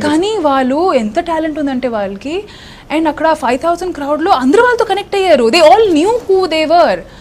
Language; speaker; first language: Telugu; non-native, local second language; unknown